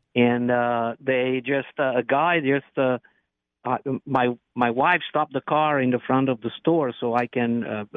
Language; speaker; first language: English; non-native, fluent; Romanian